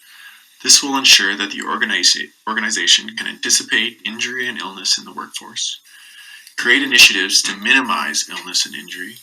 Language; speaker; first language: English; native; English